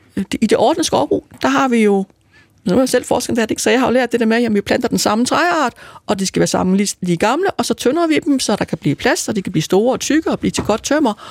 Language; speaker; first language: Danish; native; Danish